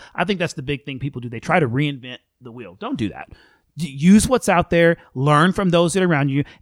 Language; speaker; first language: English; native; English